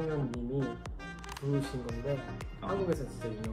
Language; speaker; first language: Korean; native; Korean